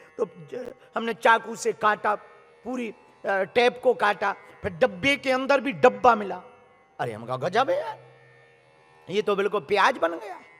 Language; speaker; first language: Hindi; native; Hindi